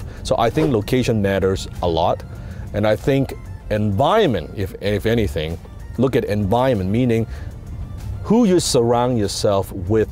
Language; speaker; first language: English; non-native, local second language; Cantonese